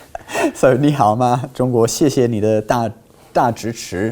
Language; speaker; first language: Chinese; non-native, fluent; English